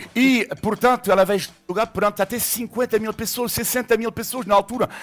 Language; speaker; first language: Portuguese; non-native, fluent; French